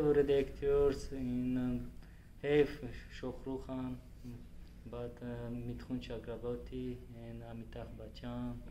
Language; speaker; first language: English; non-native, learner; Tajik